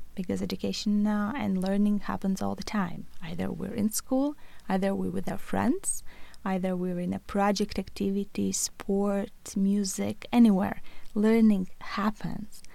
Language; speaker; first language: English; non-native, fluent; Latvian